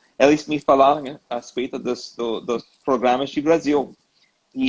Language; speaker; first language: Portuguese; non-native, learner; English